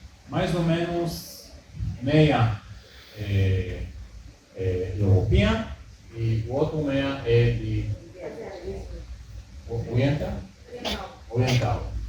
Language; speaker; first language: Portuguese; early bilingual, heritage; Hebrew